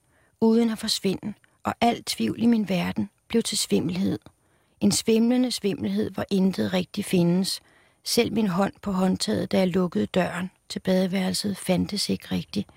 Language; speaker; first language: Danish; native; Danish